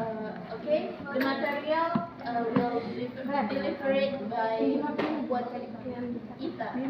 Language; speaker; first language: English; non-native, learner; Indonesian